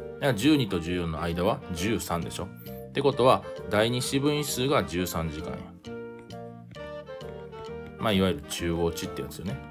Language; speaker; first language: Japanese; native; Japanese